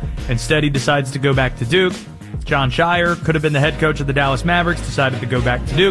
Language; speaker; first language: English; native; English